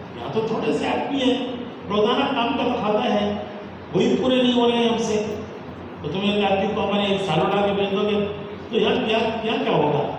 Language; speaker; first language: Urdu; native; Urdu